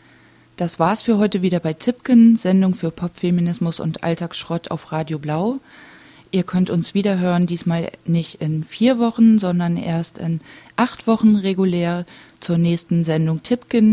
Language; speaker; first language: German; native; German